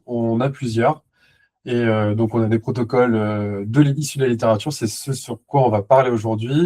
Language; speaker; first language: French; native; French